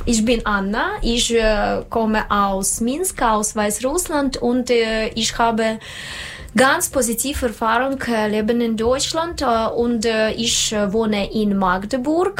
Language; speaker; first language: German; non-native, learner; Russian